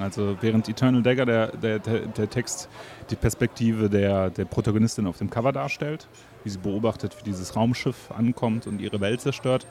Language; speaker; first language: German; native; German